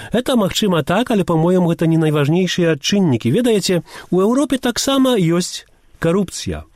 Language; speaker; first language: Belarusian; early bilingual, heritage; Belarusian